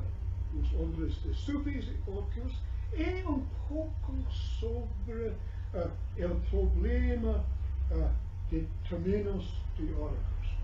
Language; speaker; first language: Spanish; non-native, learner; English